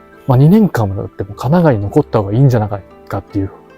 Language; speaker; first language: Japanese; native; Japanese